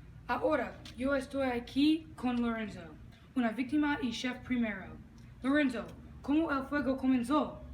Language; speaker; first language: Spanish; non-native, learner; English